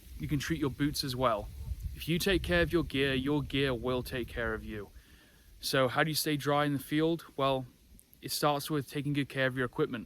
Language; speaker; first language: English; native; English